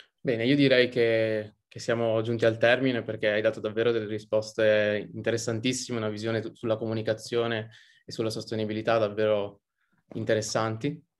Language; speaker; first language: Italian; native; Italian